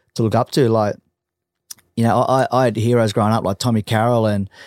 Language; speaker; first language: English; native; English